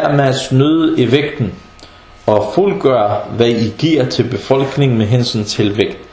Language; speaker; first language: Danish; non-native, fluent; Arabic